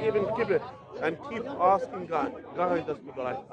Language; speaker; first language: English; non-native, fluent; Arabic